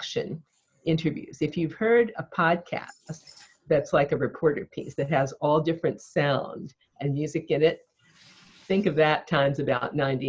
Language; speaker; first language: English; native; English